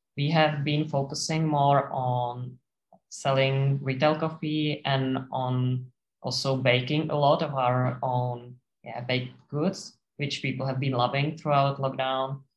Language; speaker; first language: English; non-native, fluent; Czech